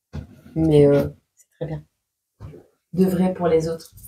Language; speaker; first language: French; native; French